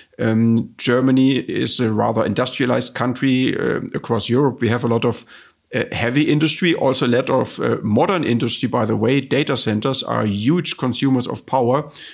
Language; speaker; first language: English; non-native, fluent; German